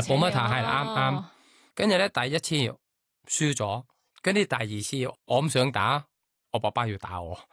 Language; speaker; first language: Cantonese; non-native, learner; Thai